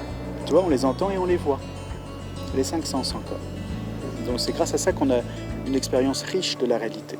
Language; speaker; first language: French; native; French